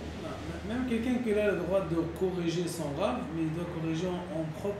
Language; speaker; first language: French; native; French